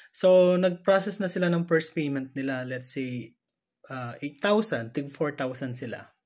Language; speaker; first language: Filipino; native; Filipino